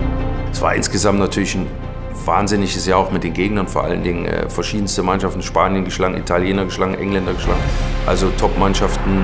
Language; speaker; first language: German; native; German